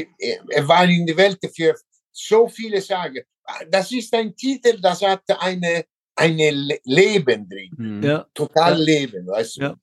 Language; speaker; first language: German; non-native, learner; Italian